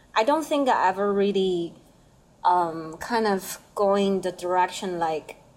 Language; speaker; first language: English; non-native, learner; Chinese